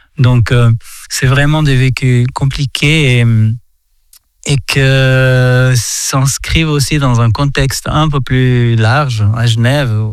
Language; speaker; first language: French; non-native, fluent; Portuguese